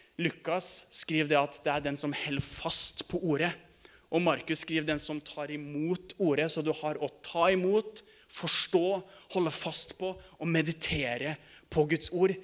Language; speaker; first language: Norwegian; native; Norwegian